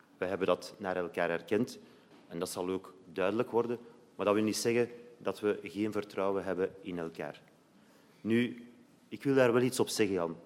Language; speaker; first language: Dutch; native; Dutch